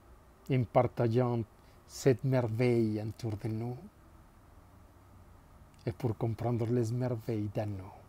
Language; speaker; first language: French; non-native, fluent; Spanish